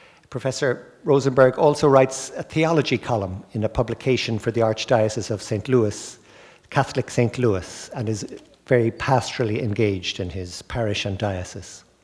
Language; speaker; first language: English; native; English